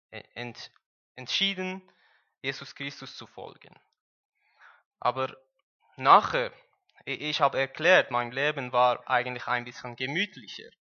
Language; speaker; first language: German; non-native, learner; Persian